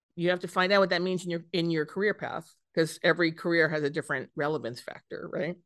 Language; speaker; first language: English; native; English